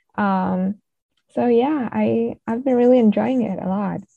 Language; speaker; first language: English; non-native, local second language; Cantonese